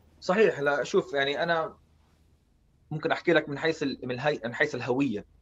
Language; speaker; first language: Arabic; early bilingual, heritage; Arabic